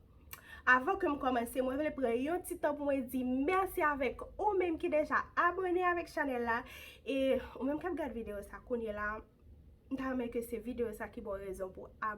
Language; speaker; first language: French; non-native, local second language; Haitian Creole